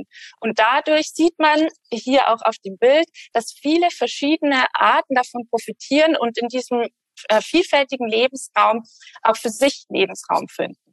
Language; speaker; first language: German; native; German